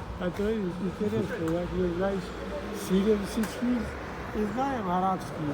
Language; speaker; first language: Polish; non-native, learner; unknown